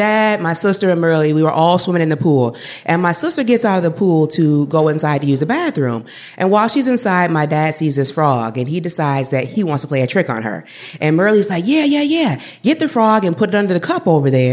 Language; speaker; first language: English; native; English